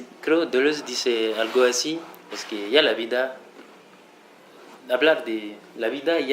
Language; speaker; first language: Spanish; non-native, fluent; French